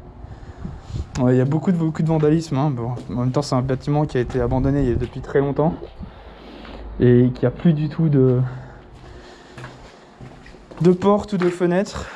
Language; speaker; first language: French; native; French